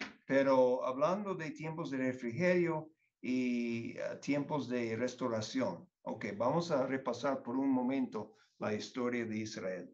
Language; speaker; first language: Spanish; non-native, fluent; English